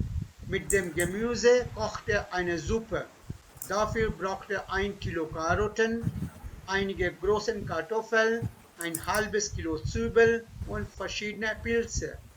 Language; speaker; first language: German; non-native, fluent; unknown